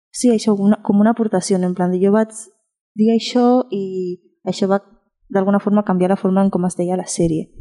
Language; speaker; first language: Catalan; non-native, fluent; Spanish